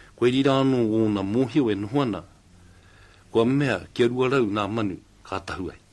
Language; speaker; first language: Māori; native; Māori